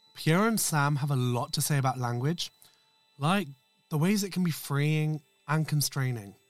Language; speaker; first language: English; non-native, local second language; Urdu